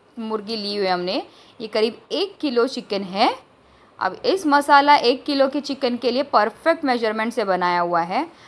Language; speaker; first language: Hindi; non-native, local second language; Marathi